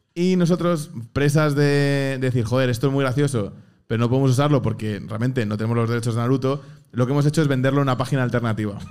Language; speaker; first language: Spanish; native; Spanish